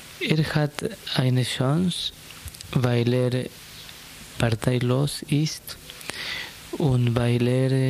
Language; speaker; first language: German; non-native, fluent; Spanish